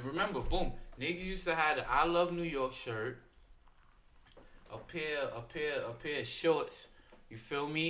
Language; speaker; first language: English; native; English